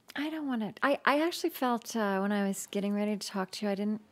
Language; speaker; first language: English; native; English